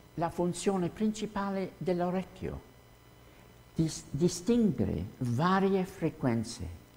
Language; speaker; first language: Italian; non-native, fluent; English